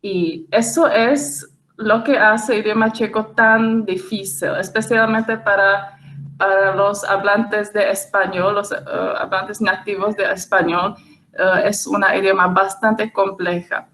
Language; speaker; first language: Spanish; non-native, fluent; Czech